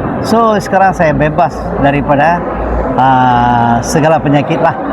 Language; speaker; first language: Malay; non-native, local second language; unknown